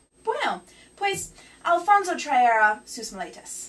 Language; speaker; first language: Spanish; non-native, learner; English